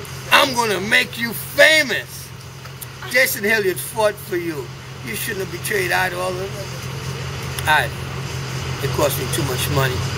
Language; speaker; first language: English; native; English